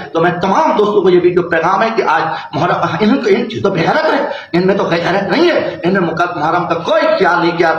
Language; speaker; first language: Urdu; non-native, local second language; Saraiki